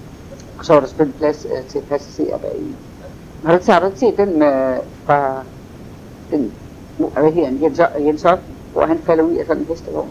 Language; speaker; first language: Danish; native; Danish